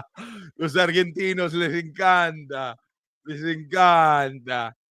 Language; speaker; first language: Spanish; early bilingual, heritage; Spanish